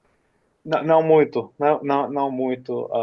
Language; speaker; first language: Portuguese; non-native, fluent; Finnish